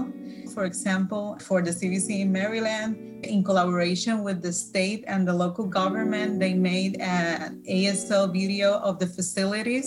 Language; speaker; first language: English; non-native, fluent; Spanish